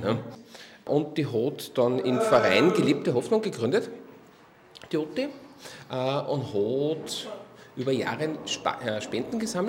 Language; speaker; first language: German; native; German